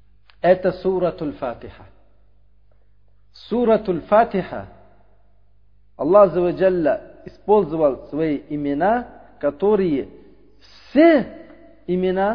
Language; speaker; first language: Russian; non-native, learner; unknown